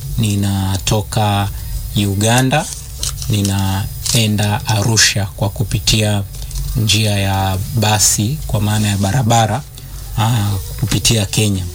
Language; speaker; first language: Swahili; native; Swahili